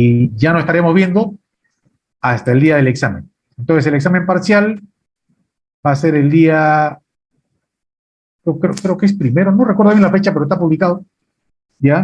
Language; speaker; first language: Spanish; native; Spanish